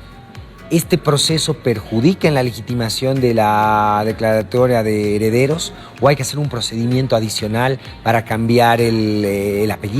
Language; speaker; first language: Spanish; native; Spanish